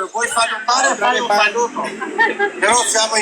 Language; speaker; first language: Italian; non-native, learner; Albanian